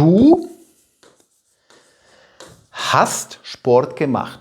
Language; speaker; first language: German; non-native, fluent; Ukrainian